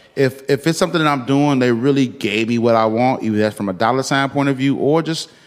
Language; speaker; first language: English; native; English